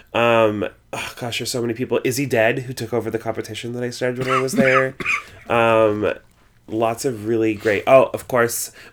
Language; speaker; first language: English; native; English